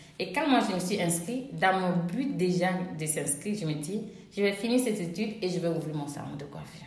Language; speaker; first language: French; non-native, local second language; Ewe